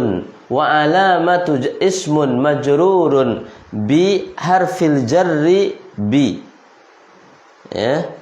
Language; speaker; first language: Arabic; non-native, fluent; Indonesian